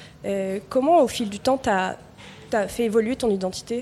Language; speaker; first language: French; native; French